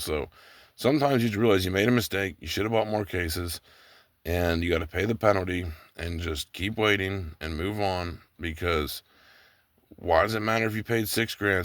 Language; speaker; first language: English; native; English